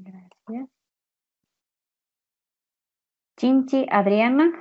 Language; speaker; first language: Spanish; native; Spanish